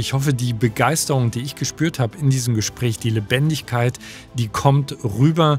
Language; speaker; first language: German; native; German